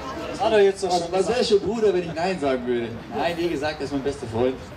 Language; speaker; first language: German; native; German